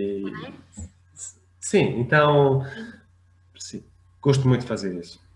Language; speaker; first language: Portuguese; non-native, fluent; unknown